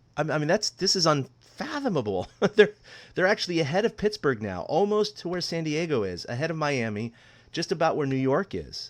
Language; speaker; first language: English; native; English